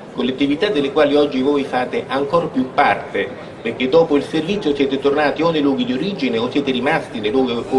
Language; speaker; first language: Italian; native; Italian